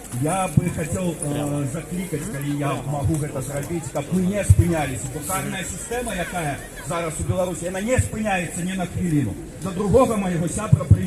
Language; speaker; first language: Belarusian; non-native, local second language; Russian